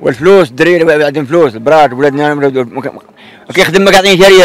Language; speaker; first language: Arabic; native; Arabic